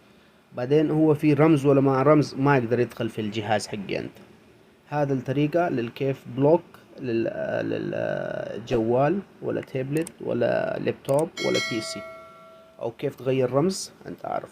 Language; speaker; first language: Arabic; non-native, learner; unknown